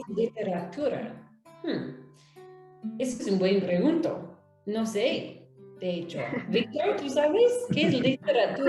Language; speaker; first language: Spanish; non-native, fluent; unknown